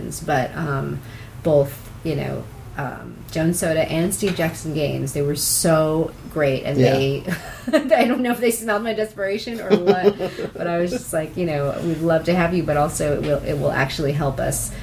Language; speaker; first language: English; native; English